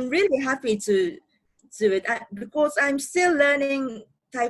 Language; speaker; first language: English; non-native, learner; Japanese